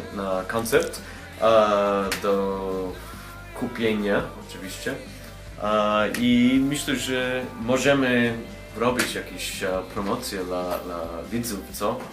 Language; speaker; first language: Polish; non-native, learner; English